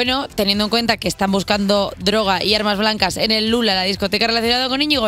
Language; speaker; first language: Spanish; native; Spanish